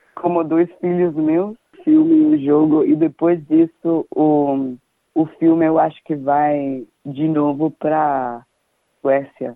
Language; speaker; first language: Portuguese; non-native, fluent; Danish